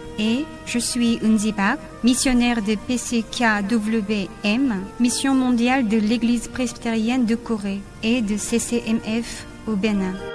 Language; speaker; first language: French; non-native, fluent; Korean